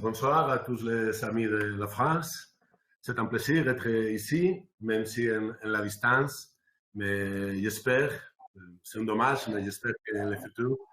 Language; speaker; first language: French; non-native, learner; Spanish